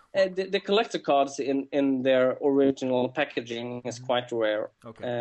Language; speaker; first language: English; non-native, fluent; Swedish